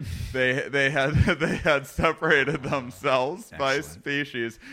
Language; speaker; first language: English; native; English